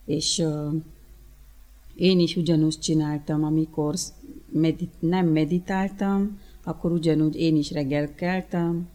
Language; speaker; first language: Hungarian; early bilingual, other home language; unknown